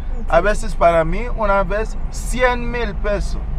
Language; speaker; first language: Spanish; non-native, learner; English